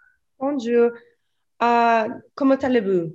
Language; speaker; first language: French; non-native, learner; English